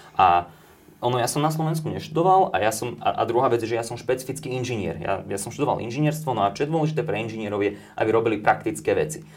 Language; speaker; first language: Slovak; native; Slovak